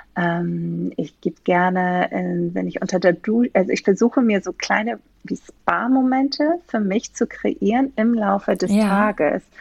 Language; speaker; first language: German; non-native, fluent; Greek